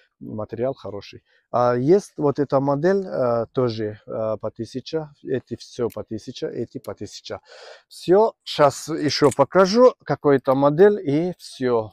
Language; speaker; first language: Russian; non-native, learner; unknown